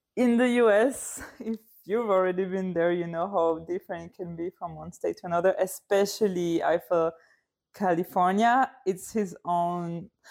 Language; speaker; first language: English; non-native, fluent; French